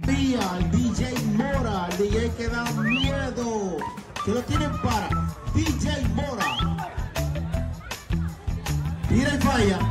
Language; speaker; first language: Spanish; native; Spanish